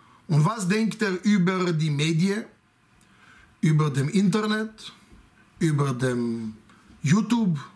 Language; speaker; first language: German; non-native, fluent; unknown